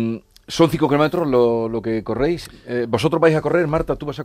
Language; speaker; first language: Spanish; native; Spanish